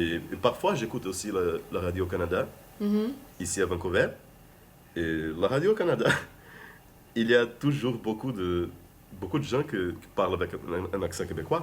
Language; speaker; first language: French; non-native, fluent; Portuguese